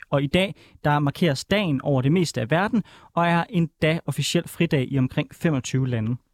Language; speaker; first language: Danish; native; Danish